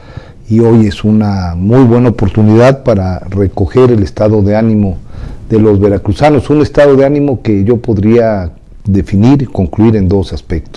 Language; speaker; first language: Spanish; native; Spanish